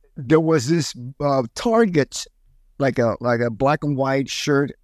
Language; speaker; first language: English; early bilingual, other home language; Spanish